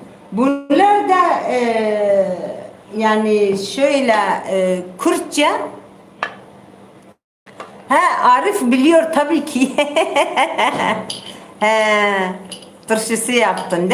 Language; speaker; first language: Turkish; non-native, local second language; Kurdish